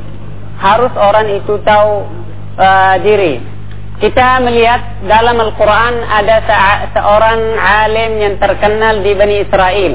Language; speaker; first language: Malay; non-native, fluent; Arabic